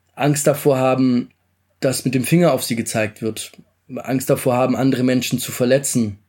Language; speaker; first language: German; native; German